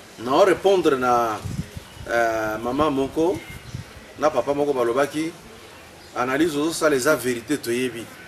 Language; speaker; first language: Lingala; non-native, local second language; Swahili